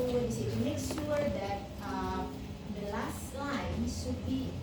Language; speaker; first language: English; non-native, fluent; Indonesian